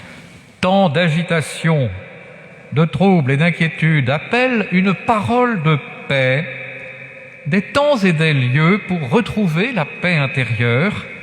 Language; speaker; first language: French; native; French